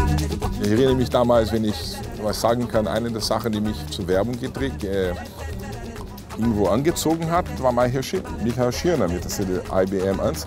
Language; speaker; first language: German; non-native, fluent; Portuguese